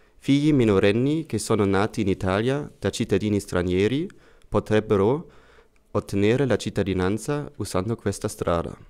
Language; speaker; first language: Italian; non-native, learner; German